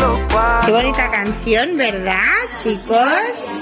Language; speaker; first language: Spanish; native; Spanish